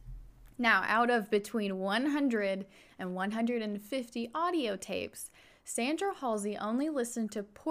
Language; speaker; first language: English; native; English